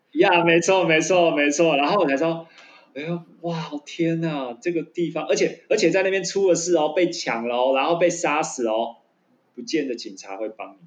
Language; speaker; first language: Chinese; native; Chinese